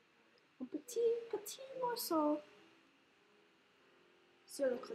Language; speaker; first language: French; non-native, learner; English